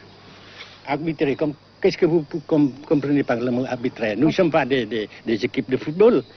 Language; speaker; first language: French; non-native, local second language; Vietnamese